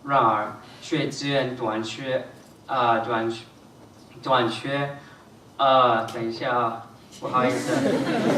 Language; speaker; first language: Chinese; non-native, fluent; English